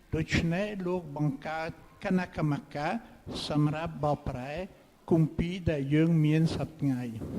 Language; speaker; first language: Khmer; non-native, fluent; French